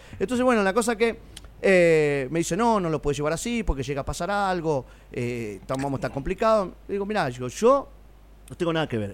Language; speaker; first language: Spanish; native; Spanish